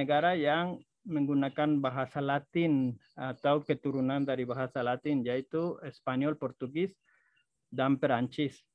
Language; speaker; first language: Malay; non-native, fluent; Spanish